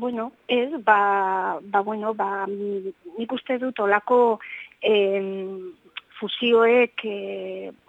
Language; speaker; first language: Basque; native; Basque